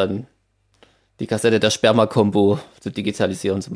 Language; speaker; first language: German; native; German